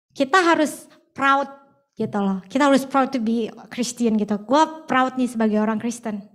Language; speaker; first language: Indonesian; native; Indonesian